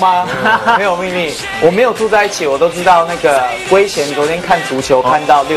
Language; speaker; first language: Chinese; native; Chinese